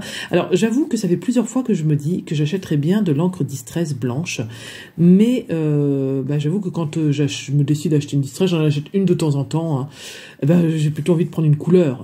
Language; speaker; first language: French; native; French